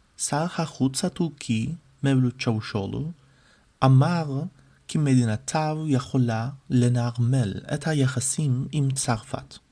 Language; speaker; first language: Hebrew; non-native, fluent; Arabic